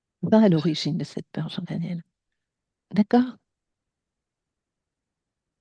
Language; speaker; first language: French; native; French